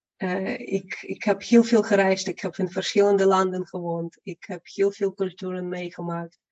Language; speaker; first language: Dutch; non-native, fluent; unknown